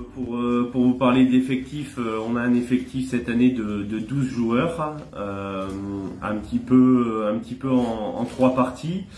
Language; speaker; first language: French; native; French